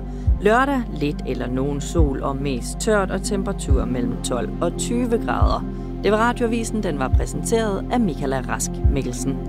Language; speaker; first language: Danish; native; Danish